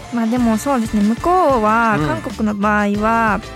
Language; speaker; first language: Japanese; native; Japanese